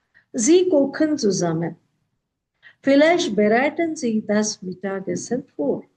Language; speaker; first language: German; non-native, fluent; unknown